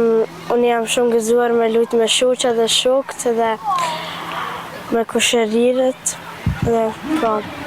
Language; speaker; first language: Albanian; early bilingual, heritage; Albanian